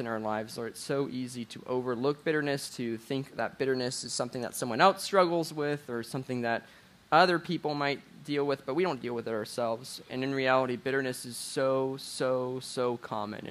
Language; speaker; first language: English; native; English